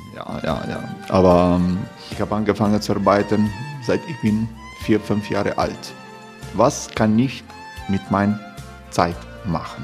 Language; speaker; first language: German; non-native, fluent; Croatian